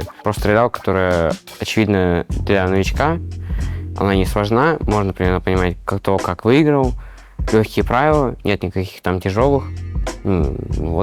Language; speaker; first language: Russian; native; Russian